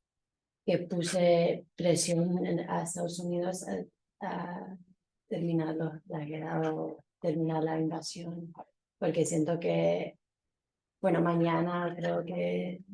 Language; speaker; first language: Spanish; early bilingual, heritage; Spanish